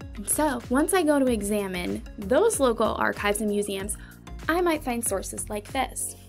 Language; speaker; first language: English; native; English